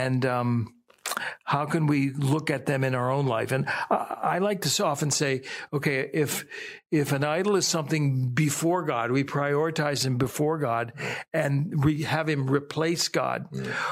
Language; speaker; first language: English; native; English